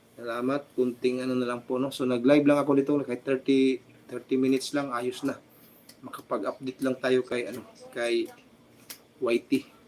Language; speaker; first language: Filipino; native; Filipino